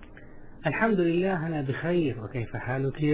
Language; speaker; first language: Arabic; non-native, fluent; Malay